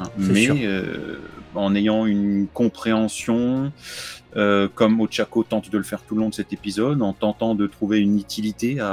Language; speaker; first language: French; native; French